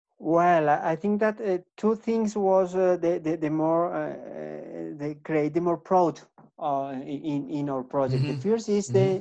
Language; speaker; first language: English; non-native, learner; Spanish